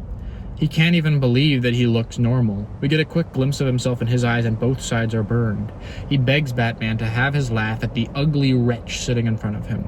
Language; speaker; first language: English; native; English